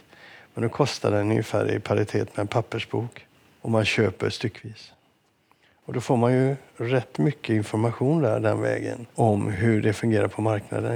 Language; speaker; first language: Swedish; native; Swedish